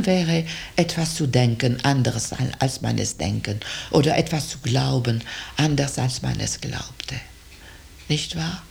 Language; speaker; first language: German; non-native, local second language; French